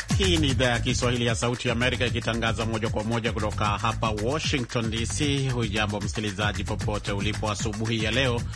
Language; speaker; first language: Swahili; non-native, local second language; Meru